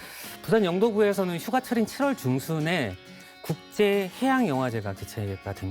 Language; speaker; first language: Korean; native; Korean